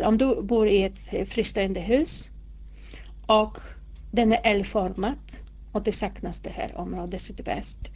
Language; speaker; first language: Swedish; non-native, fluent; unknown